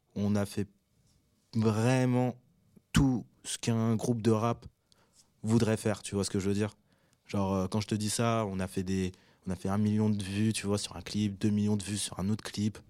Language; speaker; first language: French; early bilingual, other home language; Arabic